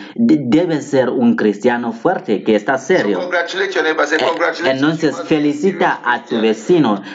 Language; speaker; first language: Spanish; non-native, fluent; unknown